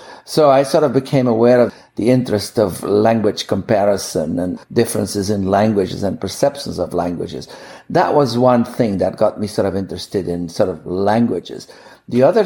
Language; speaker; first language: English; non-native, fluent; Dutch